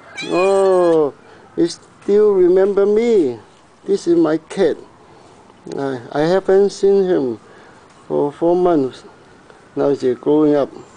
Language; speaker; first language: English; non-native, learner; Cantonese